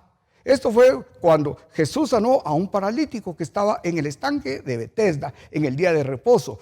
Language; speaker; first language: Spanish; native; Spanish